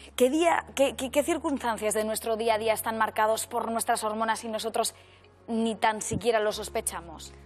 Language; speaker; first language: Spanish; native; Spanish